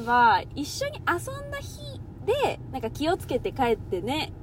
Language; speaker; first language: Japanese; non-native, learner; Italian